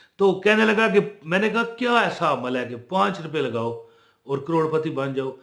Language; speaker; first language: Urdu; non-native, local second language; Punjabi